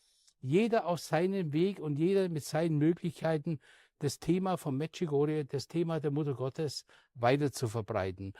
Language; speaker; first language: German; native; German